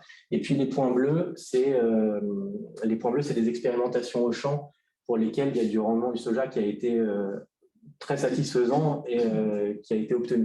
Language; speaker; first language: French; native; French